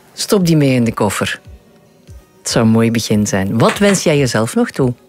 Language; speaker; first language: Dutch; native; Dutch